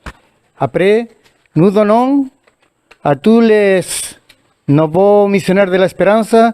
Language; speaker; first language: French; non-native, learner; Spanish